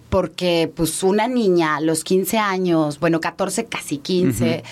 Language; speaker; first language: Spanish; native; Spanish